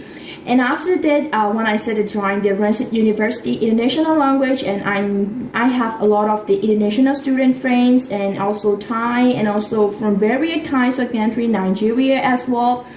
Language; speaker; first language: English; non-native, fluent; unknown